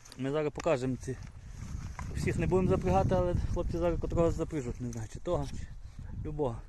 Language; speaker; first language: Ukrainian; native; Ukrainian